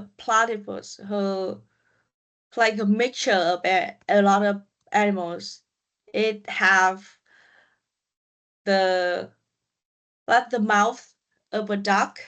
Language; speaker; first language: English; non-native, learner; Vietnamese